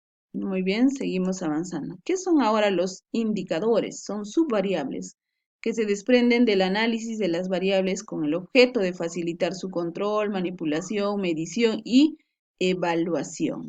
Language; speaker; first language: Spanish; native; Spanish